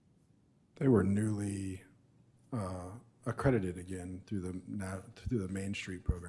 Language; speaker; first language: English; native; English